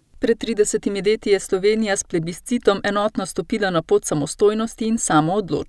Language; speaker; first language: Slovenian; native; Slovenian